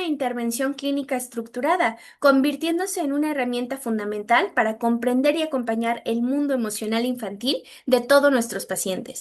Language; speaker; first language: Spanish; native; Spanish